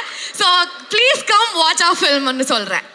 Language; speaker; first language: Tamil; non-native, learner; Kannada